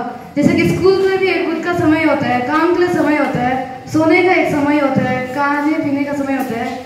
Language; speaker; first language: Hindi; non-native, local second language; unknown